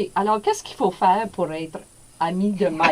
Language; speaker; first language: French; native; French